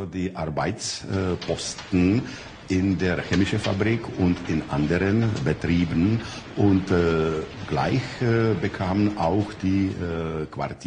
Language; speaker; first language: German; non-native, learner; Czech